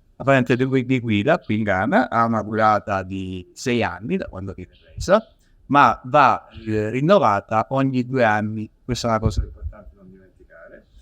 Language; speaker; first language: Italian; native; Italian